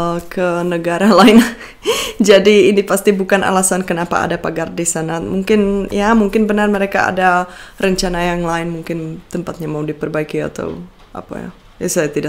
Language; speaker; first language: Indonesian; non-native, fluent; Czech